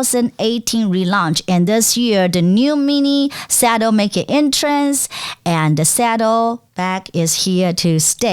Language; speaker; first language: English; non-native, fluent; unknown